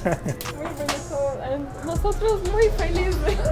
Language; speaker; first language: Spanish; non-native, learner; Turkish